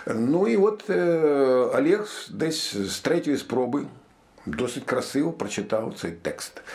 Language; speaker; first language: Ukrainian; native; Ukrainian